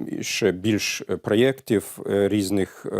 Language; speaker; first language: Ukrainian; non-native, fluent; German